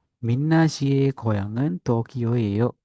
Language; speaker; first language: Korean; non-native, fluent; Sinhala